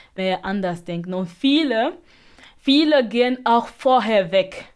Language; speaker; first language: German; non-native, fluent; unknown